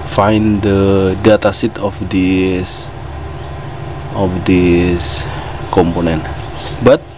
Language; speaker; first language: English; non-native, learner; Indonesian